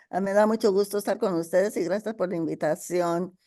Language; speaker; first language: Spanish; early bilingual, heritage; Spanish